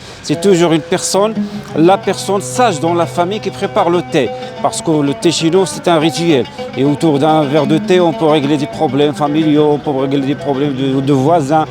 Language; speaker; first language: French; non-native, local second language; Arabic